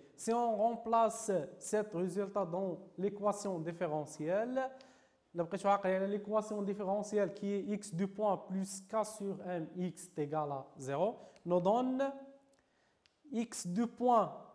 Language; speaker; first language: French; non-native, local second language; Arabic